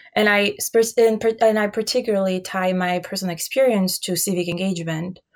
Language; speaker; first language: English; early bilingual, other home language; Albanian